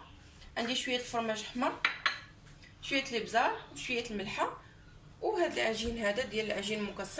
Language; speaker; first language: Arabic; native; Arabic